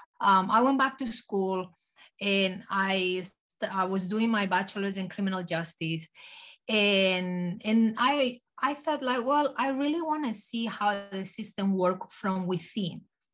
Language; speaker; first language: English; non-native, fluent; Spanish